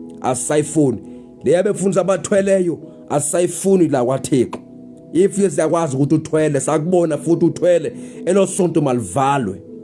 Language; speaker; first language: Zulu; non-native, local second language; Xhosa